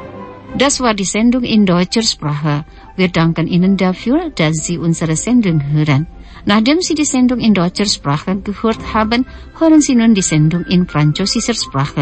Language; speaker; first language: German; non-native, fluent; Indonesian